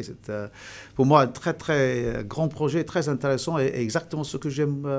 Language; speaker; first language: French; non-native, fluent; English